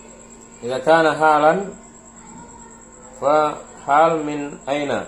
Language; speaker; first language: Arabic; non-native, fluent; Indonesian